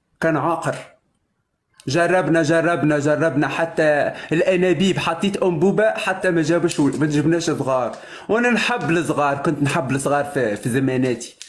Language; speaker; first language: Arabic; native; Arabic